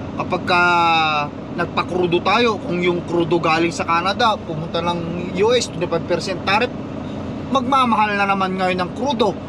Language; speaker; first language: Filipino; non-native, local second language; Iloko